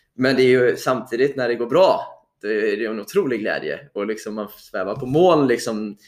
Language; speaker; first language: Swedish; native; Swedish